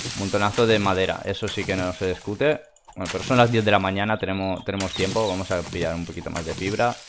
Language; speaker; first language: Spanish; non-native, fluent; Russian